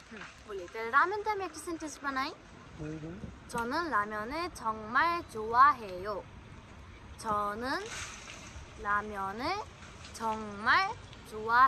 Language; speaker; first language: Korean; non-native, learner; Bangla